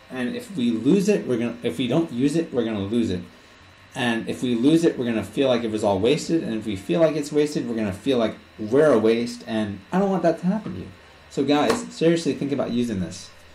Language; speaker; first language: English; native; English